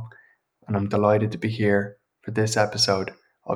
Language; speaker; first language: English; native; English